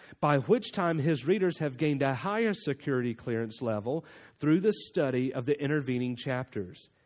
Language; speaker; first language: English; native; English